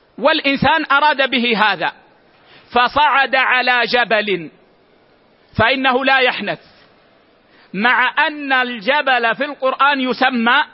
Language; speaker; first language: Arabic; native; Arabic